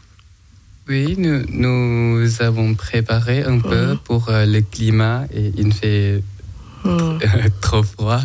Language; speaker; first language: French; non-native, learner; Thai